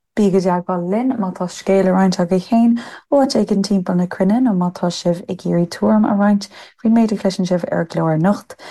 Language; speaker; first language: Irish; non-native, local second language; English